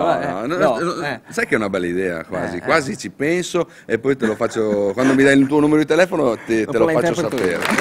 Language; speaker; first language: Italian; native; Italian